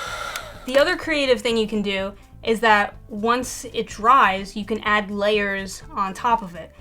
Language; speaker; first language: English; native; English